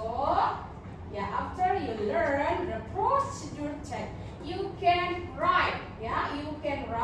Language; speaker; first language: English; non-native, learner; Indonesian